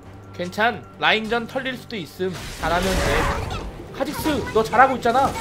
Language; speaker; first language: Korean; native; Korean